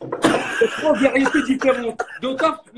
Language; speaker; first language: French; native; French